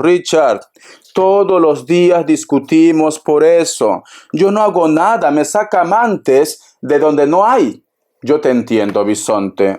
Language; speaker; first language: Spanish; native; Spanish